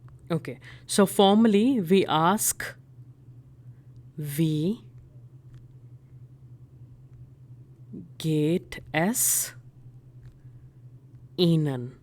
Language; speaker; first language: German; non-native, fluent; Hindi